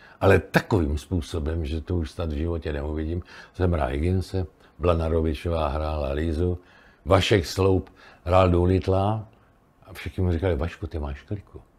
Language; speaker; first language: Czech; native; Czech